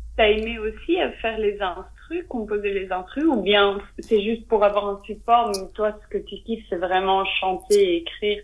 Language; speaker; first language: French; native; French